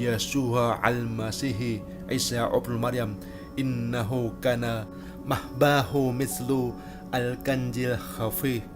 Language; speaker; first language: Arabic; non-native, learner; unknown